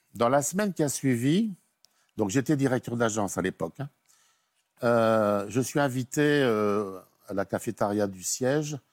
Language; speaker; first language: French; native; French